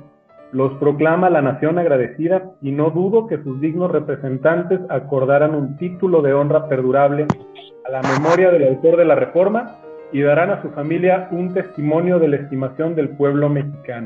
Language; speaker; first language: Spanish; native; Spanish